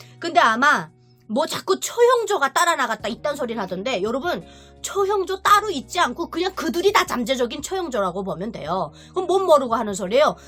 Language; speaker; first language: Korean; native; Korean